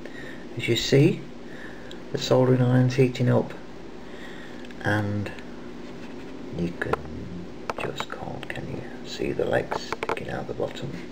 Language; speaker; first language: English; native; English